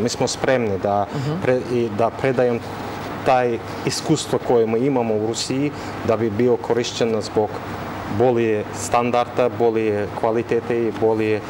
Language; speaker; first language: Serbian; non-native, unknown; Russian